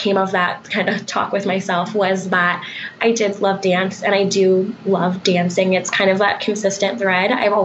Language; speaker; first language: English; native; English